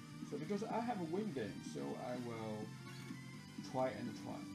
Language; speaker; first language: English; non-native, learner; Japanese